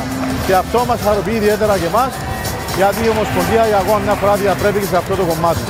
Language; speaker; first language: Greek; native; Greek